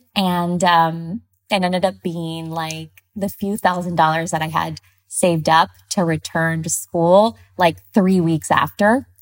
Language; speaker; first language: English; early bilingual, other home language; Spanish